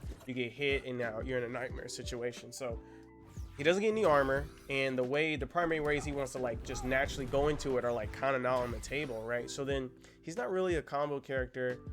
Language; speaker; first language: English; native; English